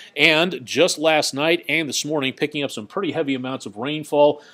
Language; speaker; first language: English; native; English